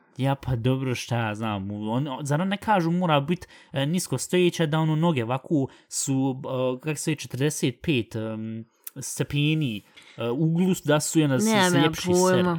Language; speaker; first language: Bosnian; early bilingual, heritage; Bosnian